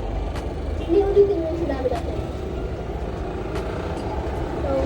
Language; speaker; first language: Filipino; native; Filipino